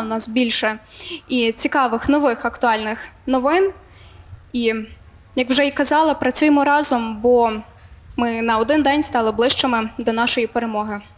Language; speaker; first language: Ukrainian; native; Ukrainian